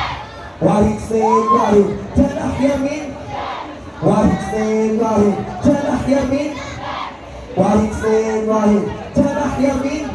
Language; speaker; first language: Arabic; non-native, learner; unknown